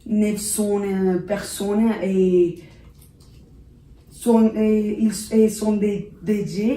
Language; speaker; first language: French; non-native, learner; Spanish